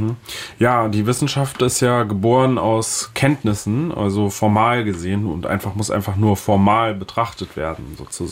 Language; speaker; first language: German; native; German